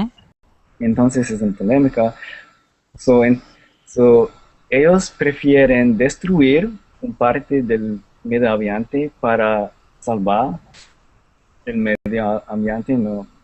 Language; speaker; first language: Spanish; non-native, learner; English